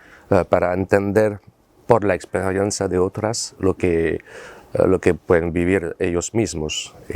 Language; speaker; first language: Spanish; non-native, fluent; French